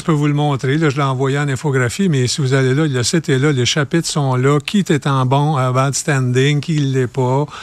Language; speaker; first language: French; native; French